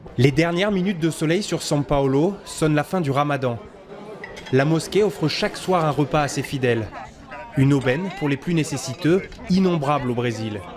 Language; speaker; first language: French; native; French